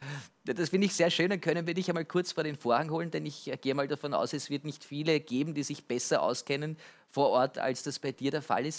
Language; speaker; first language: German; native; German